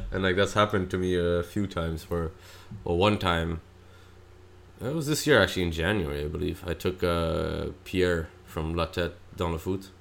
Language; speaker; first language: English; native; English